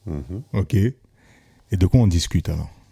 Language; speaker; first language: French; native; French